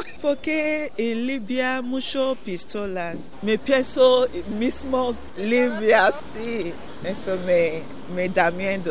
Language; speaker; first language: Spanish; non-native, learner; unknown